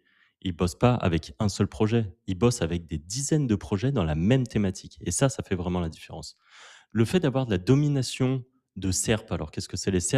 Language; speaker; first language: French; native; French